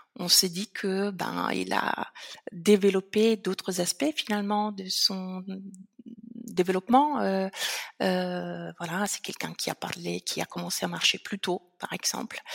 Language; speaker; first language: French; non-native, fluent; Italian